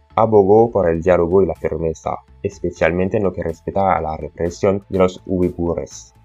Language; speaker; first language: Spanish; non-native, fluent; French